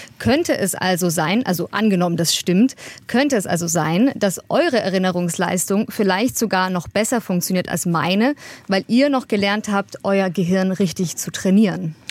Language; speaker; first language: German; native; German